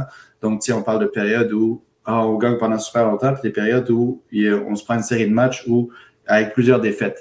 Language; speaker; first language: French; native; French